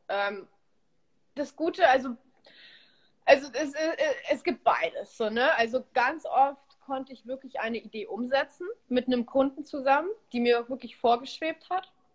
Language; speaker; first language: German; early bilingual, other home language; Polish